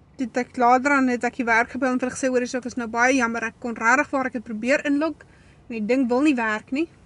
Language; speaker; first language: Afrikaans; native; Afrikaans